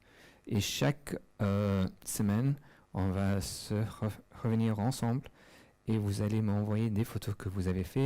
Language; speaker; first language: French; non-native, fluent; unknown